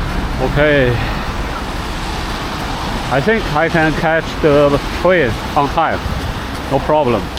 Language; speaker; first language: English; non-native, fluent; Chinese